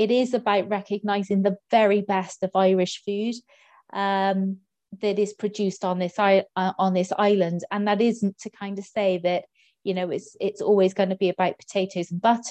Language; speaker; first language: English; native; English